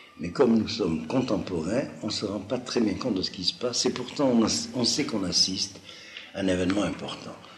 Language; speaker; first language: French; non-native, local second language; Arabic